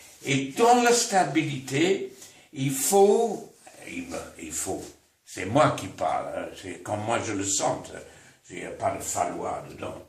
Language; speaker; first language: French; non-native, fluent; English